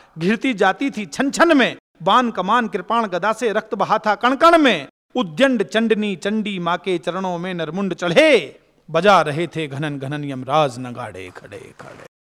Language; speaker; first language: Hindi; native; Hindi